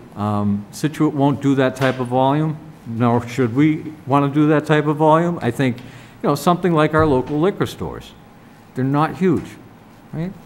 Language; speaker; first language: English; native; English